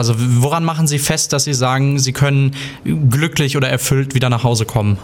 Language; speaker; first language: German; native; German